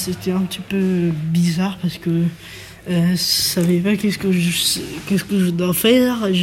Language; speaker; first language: French; non-native, learner; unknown